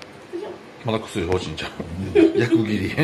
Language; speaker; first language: Japanese; native; Japanese